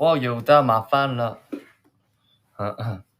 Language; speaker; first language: Chinese; non-native, learner; Korean